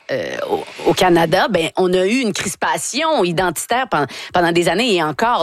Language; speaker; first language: French; native; French